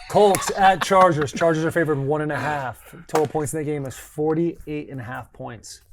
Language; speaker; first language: English; native; English